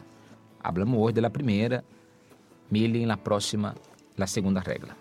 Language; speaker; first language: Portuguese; non-native, learner; Spanish